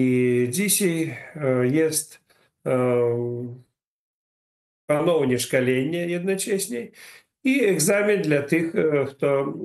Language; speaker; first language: Polish; non-native, learner; Ukrainian